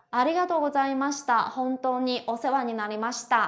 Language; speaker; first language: Japanese; non-native, fluent; Chinese